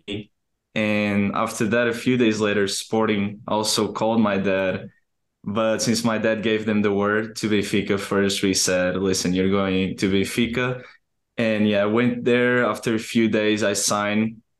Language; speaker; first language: English; non-native, fluent; Portuguese